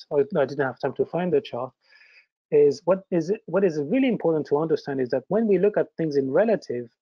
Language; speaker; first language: English; early bilingual, other home language; French